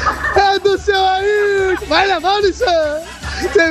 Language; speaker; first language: Portuguese; native; Portuguese